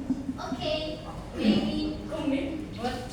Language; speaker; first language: English; non-native, local second language; Indonesian